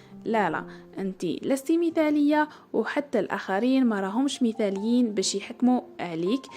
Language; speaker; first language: Arabic; native; Arabic